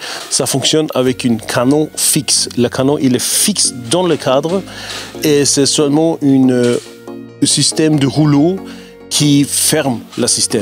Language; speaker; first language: French; non-native, fluent; German